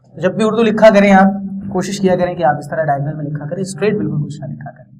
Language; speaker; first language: Urdu; native; Urdu